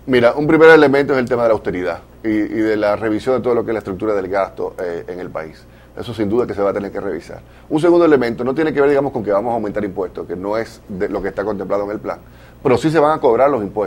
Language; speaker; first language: Spanish; native; Spanish